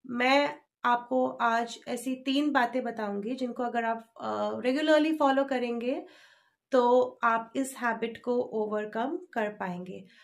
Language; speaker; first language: Hindi; native; Hindi